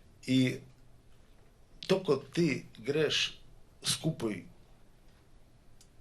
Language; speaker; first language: Slovenian; non-native, learner; Russian